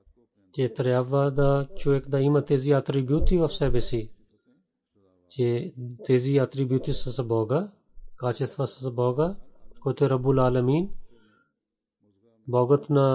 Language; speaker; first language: Bulgarian; non-native, fluent; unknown